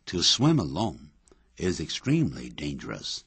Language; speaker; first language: English; non-native, fluent; Chinese